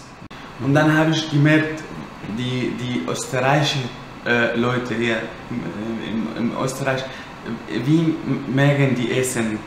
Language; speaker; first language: German; non-native, learner; Arabic